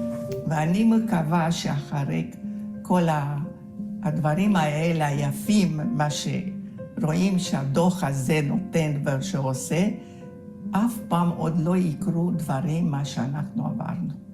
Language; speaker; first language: Hebrew; early bilingual, other home language; Hungarian